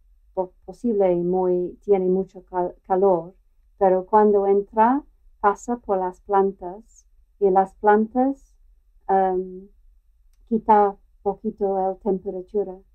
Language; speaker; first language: Spanish; non-native, learner; English